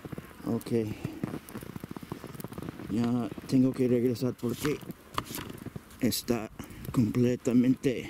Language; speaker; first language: Spanish; early bilingual, heritage; Spanish